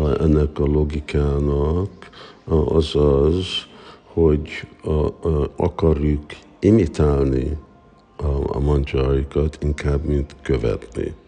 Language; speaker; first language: Hungarian; early bilingual, heritage; Hungarian